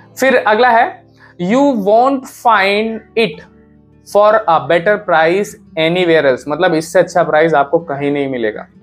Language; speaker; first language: Hindi; native; Hindi